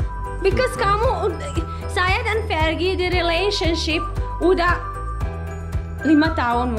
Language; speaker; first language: Indonesian; non-native, learner; English